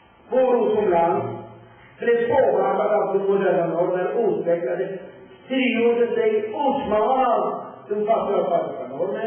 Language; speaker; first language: Swedish; non-native, fluent; Persian